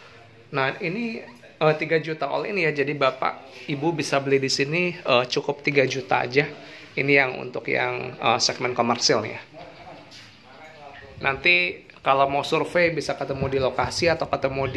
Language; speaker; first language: Indonesian; native; Indonesian